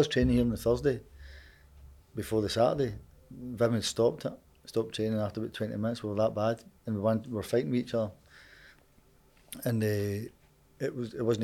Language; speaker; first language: English; native; English